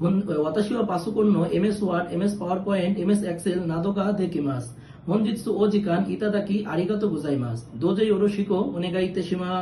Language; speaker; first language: Japanese; non-native, learner; Bangla